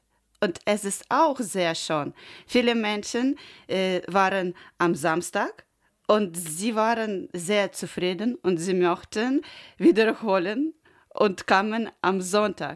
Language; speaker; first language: German; non-native, learner; Ukrainian